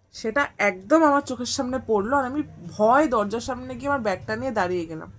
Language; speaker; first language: Bangla; native; Bangla